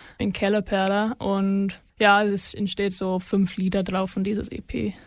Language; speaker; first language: German; non-native, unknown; English